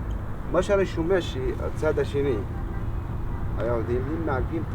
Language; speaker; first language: Hebrew; non-native, local second language; Arabic